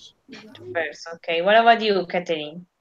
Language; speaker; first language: English; non-native, learner; Spanish